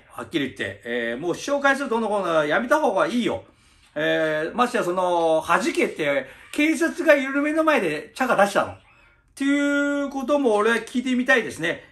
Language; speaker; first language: Japanese; early bilingual, other home language; Chinese